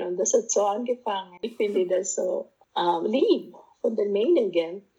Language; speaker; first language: German; non-native, fluent; Filipino